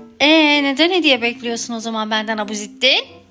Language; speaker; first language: Turkish; native; Turkish